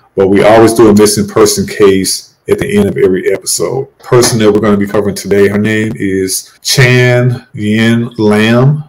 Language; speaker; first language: English; native; English